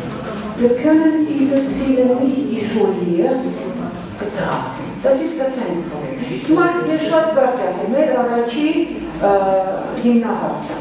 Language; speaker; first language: German; non-native, fluent; Armenian